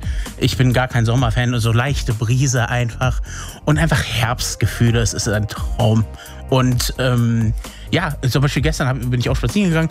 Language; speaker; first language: German; native; German